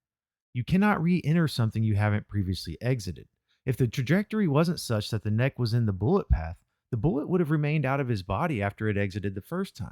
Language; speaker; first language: English; native; English